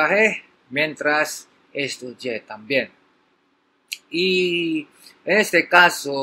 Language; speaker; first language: Spanish; non-native, learner; Filipino